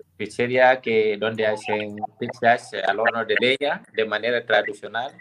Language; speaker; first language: Spanish; non-native, fluent; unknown